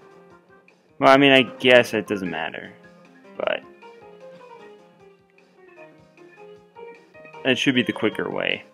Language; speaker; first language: English; native; English